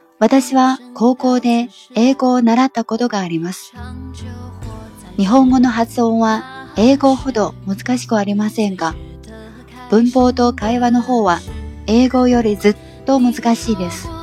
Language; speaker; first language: Japanese; non-native, fluent; Chinese